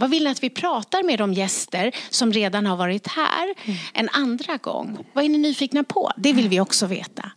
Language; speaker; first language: Swedish; native; Swedish